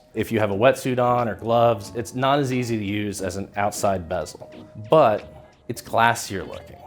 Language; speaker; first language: English; native; English